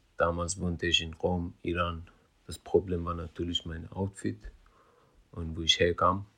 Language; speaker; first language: German; non-native, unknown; Persian